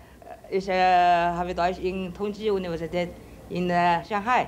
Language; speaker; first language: German; non-native, learner; Chinese